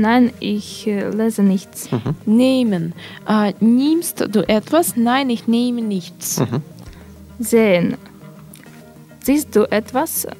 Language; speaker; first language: German; non-native, learner; Russian